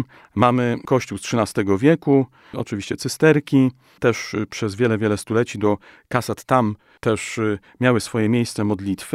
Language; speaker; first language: Polish; native; Polish